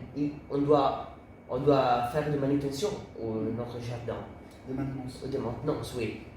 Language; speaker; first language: French; non-native, learner; Italian